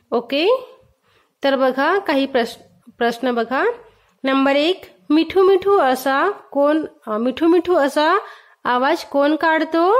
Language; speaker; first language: Marathi; non-native, local second language; Hindi